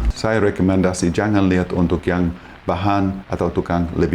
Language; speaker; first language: Indonesian; non-native, fluent; English